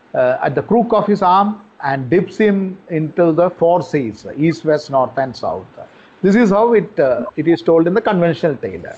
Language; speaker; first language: English; non-native, local second language; Malayalam